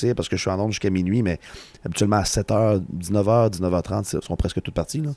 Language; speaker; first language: French; native; French